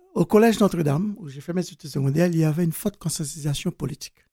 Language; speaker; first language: French; non-native, local second language; Haitian Creole